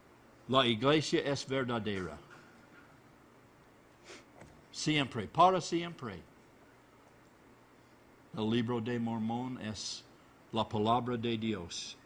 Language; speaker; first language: Spanish; non-native, learner; English